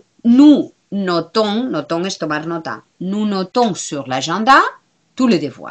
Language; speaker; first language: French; non-native, fluent; Spanish